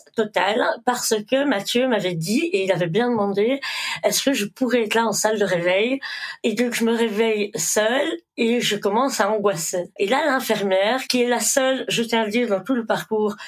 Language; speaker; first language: French; native; French